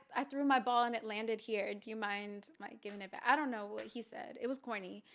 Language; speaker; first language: English; native; English